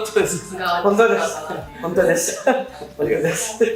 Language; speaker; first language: Japanese; non-native, fluent; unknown